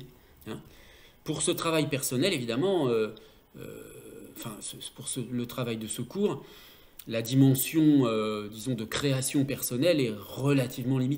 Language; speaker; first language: French; native; French